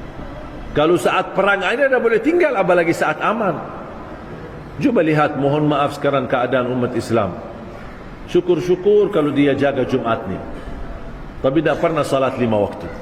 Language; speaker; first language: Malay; non-native, fluent; Arabic